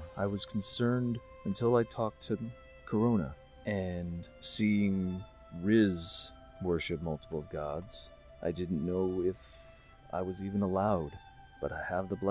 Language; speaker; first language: English; native; English